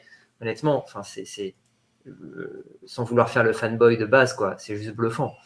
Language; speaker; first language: French; native; French